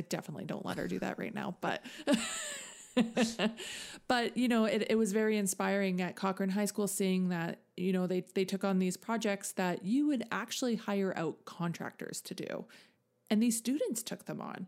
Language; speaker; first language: English; native; English